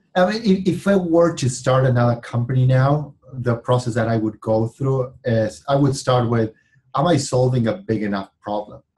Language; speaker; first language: English; non-native, fluent; Spanish